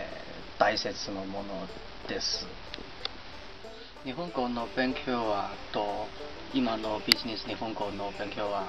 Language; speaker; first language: Japanese; non-native, learner; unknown